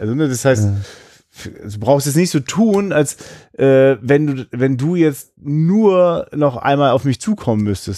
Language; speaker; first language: German; native; German